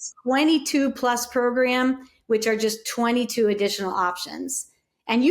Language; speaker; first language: English; native; English